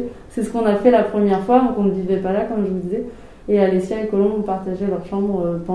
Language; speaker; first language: French; native; French